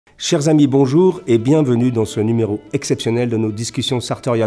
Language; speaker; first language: French; native; French